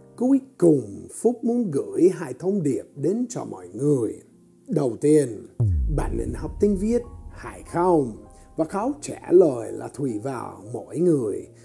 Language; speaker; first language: Vietnamese; non-native, fluent; English